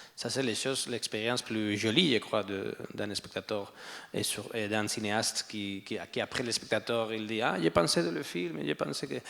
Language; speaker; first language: French; non-native, learner; Spanish